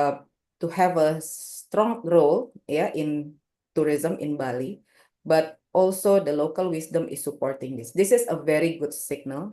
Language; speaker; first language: English; non-native, local second language; Indonesian